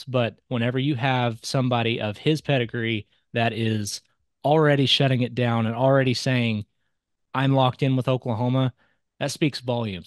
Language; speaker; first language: English; native; English